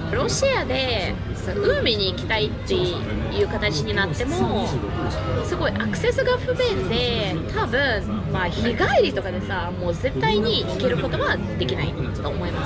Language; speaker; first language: Japanese; non-native, fluent; Russian